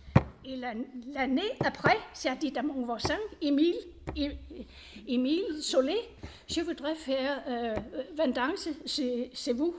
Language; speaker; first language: French; non-native, learner; Danish